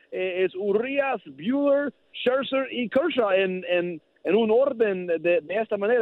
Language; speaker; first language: Spanish; non-native, learner; English